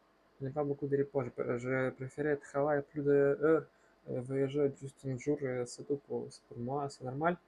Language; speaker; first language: French; non-native, learner; Russian